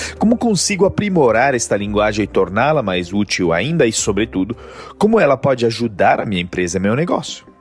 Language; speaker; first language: Portuguese; non-native, fluent; Italian